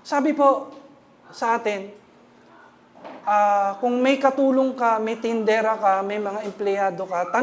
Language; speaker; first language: Filipino; native; Filipino